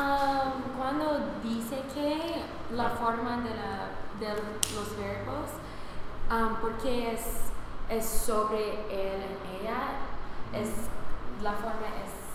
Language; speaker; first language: Spanish; non-native, learner; English